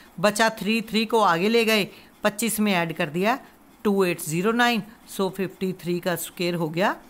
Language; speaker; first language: Hindi; non-native, local second language; Punjabi